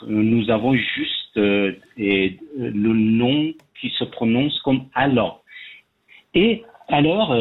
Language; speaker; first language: French; non-native, fluent; Persian